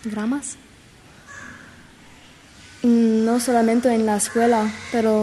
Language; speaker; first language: Spanish; non-native, learner; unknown